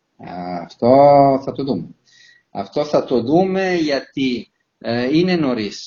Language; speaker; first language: Greek; non-native, fluent; Italian